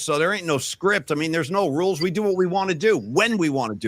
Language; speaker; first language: English; native; English